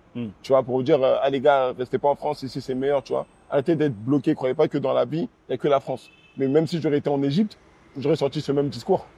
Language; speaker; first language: French; early bilingual, other home language; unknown